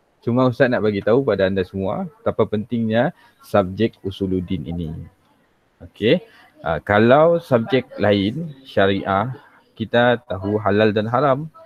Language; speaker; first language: Malay; native; Malay